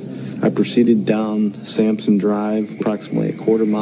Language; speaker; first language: English; native; English